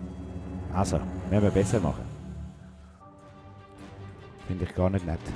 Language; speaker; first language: German; native; German